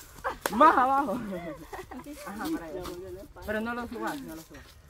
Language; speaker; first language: Spanish; native; Spanish